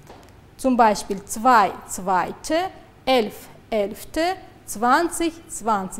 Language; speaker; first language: German; non-native, fluent; Uzbek